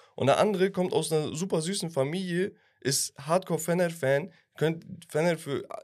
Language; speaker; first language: German; early bilingual, other home language; Turkish